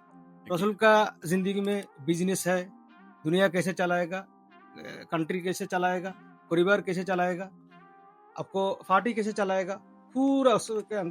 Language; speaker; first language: Hindi; non-native, fluent; Bangla